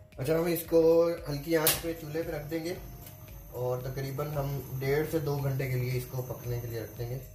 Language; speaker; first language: Urdu; non-native, local second language; Punjabi